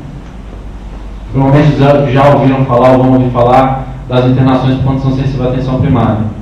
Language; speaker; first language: Portuguese; native; Portuguese